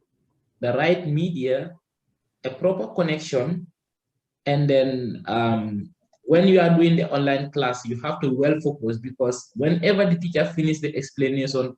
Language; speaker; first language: English; non-native, learner; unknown